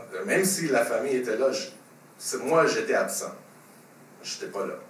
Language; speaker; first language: French; native; French